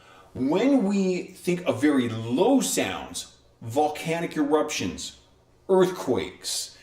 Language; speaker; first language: English; native; English